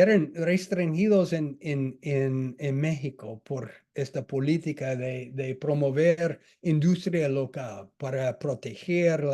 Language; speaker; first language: Spanish; non-native, fluent; English